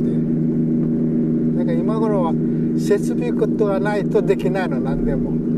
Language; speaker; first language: Japanese; native; Japanese